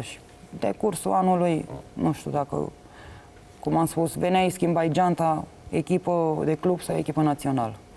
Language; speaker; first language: Romanian; native; Romanian